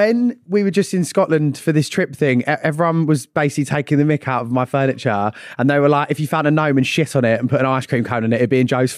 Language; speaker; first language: English; native; English